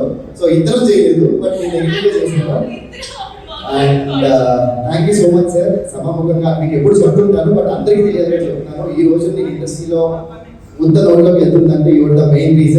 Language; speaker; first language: Telugu; native; Telugu